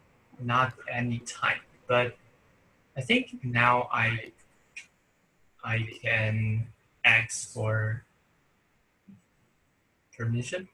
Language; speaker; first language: English; non-native, learner; Chinese